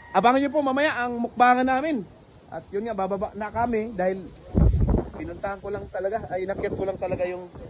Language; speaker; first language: Filipino; native; Filipino